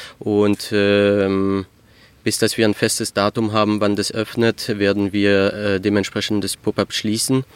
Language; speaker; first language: German; early bilingual, heritage; French